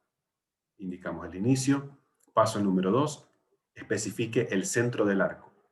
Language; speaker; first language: Spanish; native; Spanish